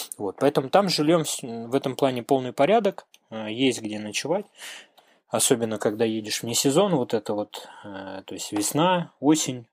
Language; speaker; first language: Russian; native; Russian